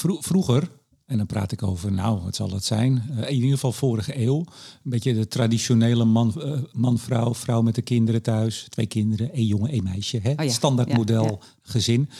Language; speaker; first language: Dutch; native; Dutch